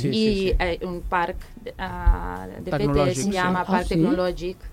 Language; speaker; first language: Catalan; non-native, fluent; Serbian